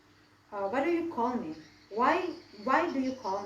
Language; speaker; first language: English; non-native, learner; Indonesian